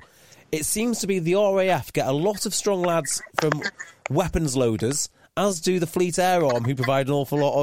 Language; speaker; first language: English; native; English